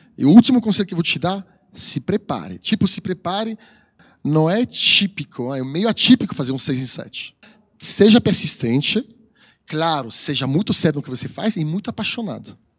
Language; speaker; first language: Portuguese; non-native, fluent; French